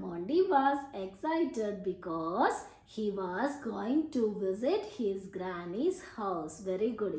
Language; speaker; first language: English; non-native, local second language; Malayalam